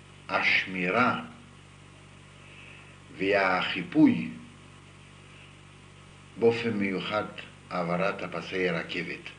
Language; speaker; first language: Hebrew; non-native, fluent; Yiddish